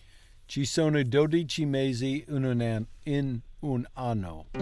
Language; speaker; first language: Italian; non-native, learner; English